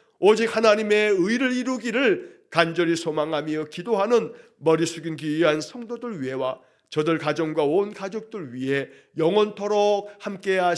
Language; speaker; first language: Korean; native; Korean